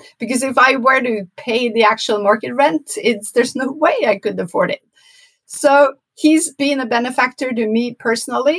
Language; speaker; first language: English; non-native, fluent; Norwegian